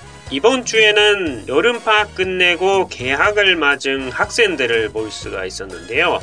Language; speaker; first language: Korean; non-native, fluent; Japanese